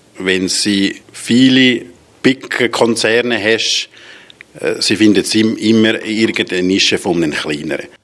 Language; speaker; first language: German; non-native, local second language; Italian